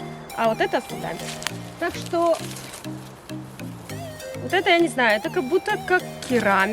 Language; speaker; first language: Russian; early bilingual, heritage; Russian